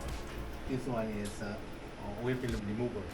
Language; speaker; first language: English; non-native, learner; Japanese